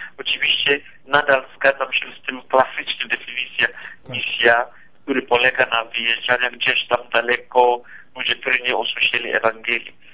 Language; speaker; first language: Polish; non-native, fluent; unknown